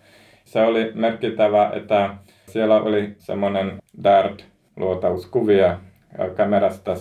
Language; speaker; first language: Finnish; non-native, learner; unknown